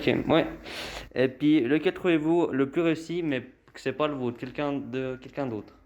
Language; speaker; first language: French; native; French